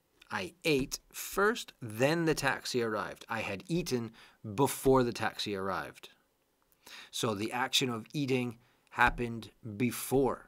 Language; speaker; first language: English; native; English